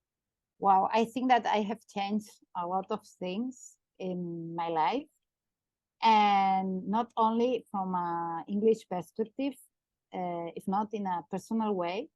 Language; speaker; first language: English; non-native, learner; Catalan